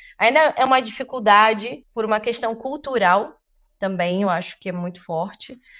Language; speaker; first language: Portuguese; native; Portuguese